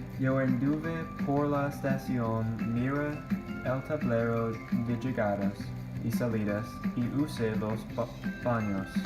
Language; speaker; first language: Spanish; non-native, learner; English